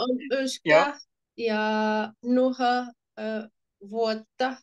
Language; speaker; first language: Finnish; non-native, learner; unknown